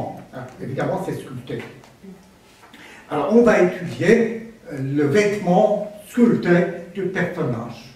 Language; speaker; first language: French; non-native, fluent; Armenian